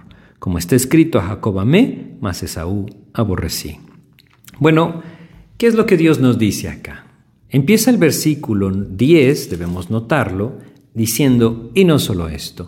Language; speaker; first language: Spanish; native; Spanish